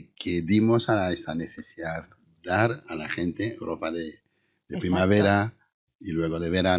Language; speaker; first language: Spanish; non-native, fluent; Haitian Creole